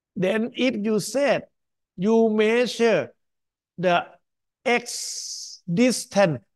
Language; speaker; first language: English; non-native, fluent; Thai